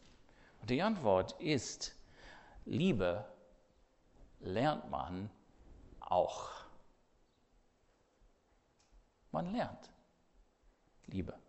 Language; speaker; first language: German; non-native, fluent; English